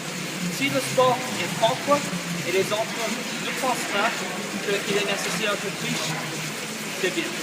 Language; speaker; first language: French; non-native, learner; English